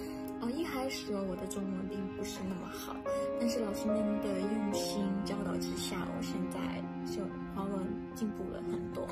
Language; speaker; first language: Chinese; non-native, fluent; Burmese